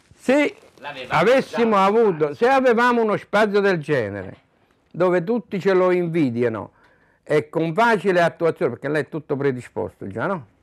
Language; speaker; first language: Italian; native; Italian